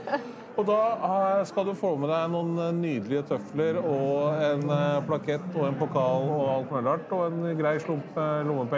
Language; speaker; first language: Norwegian; native; Norwegian